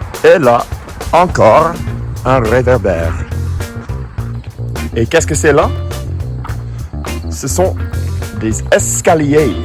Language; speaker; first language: French; non-native, fluent; English